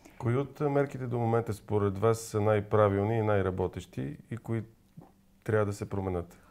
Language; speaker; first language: Bulgarian; native; Bulgarian